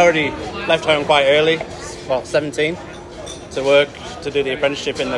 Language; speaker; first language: English; native; English